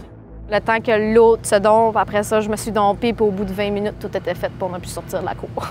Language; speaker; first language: French; native; French